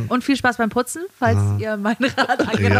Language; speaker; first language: German; native; German